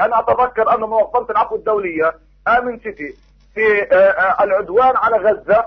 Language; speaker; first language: Arabic; native; Arabic